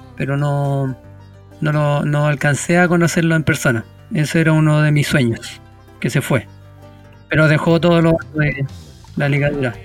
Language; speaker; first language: Spanish; native; Spanish